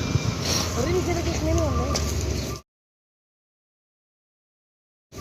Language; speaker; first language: Arabic; native; Arabic